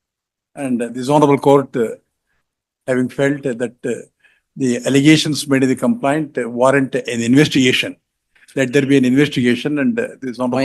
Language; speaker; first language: English; non-native, local second language; Kannada